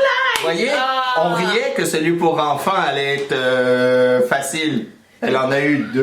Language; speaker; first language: French; native; French